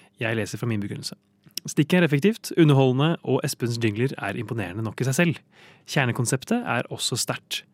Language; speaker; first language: Norwegian; native; Norwegian